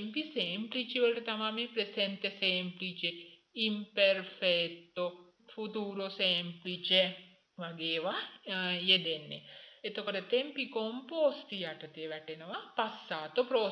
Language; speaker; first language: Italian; non-native, fluent; Sinhala